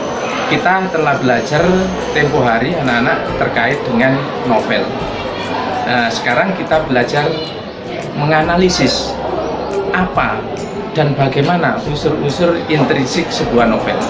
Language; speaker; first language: Indonesian; native; Indonesian